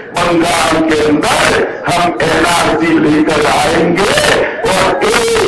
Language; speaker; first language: Hindi; non-native, local second language; Gujarati